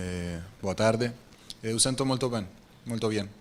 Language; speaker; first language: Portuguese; non-native, learner; Spanish